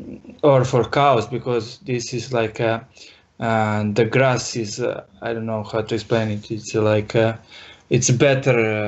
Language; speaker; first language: English; non-native, learner; Serbian